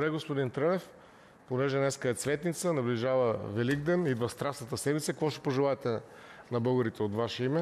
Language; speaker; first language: Bulgarian; native; Bulgarian